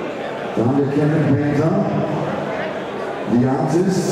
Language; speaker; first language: German; native; German